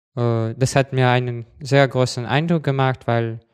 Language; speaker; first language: German; non-native, fluent; Russian